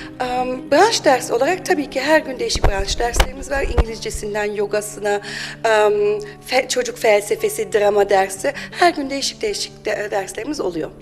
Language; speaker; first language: Turkish; early bilingual, heritage; German